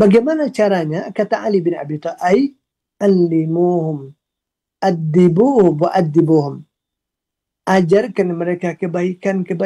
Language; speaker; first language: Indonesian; native; Indonesian